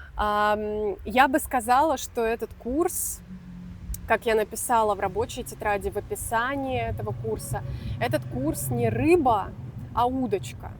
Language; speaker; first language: Russian; native; Russian